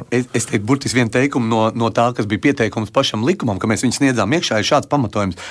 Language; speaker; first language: Latvian; native; Latvian